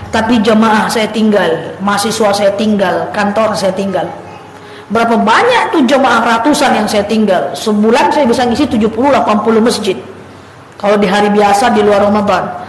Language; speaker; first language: Indonesian; native; Indonesian